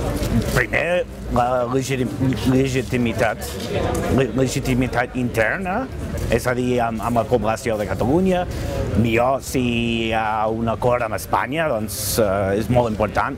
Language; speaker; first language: Catalan; non-native, fluent; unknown